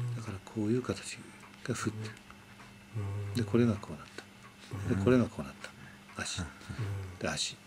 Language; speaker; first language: Japanese; native; Japanese